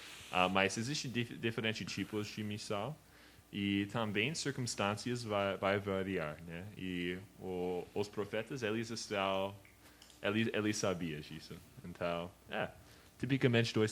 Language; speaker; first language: Portuguese; non-native, learner; English